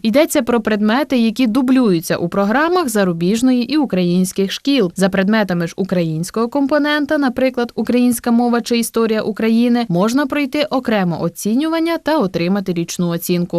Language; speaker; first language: Ukrainian; native; Ukrainian